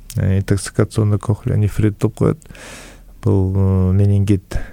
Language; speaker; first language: Russian; non-native, local second language; Kyrgyz